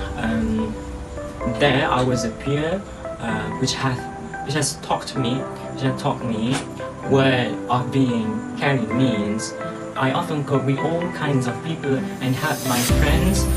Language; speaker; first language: English; non-native, local second language; Malay